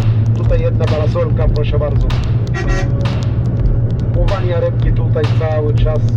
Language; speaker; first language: Polish; non-native, learner; Arabic